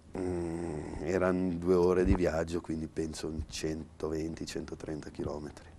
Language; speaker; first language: Italian; native; Italian